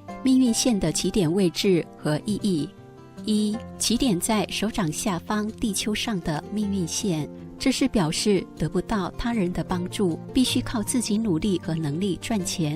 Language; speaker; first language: Chinese; native; Chinese